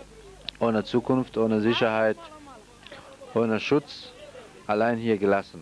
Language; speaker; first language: German; non-native, fluent; Central Kurdish